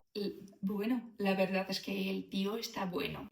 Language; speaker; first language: Spanish; non-native, fluent; Ukrainian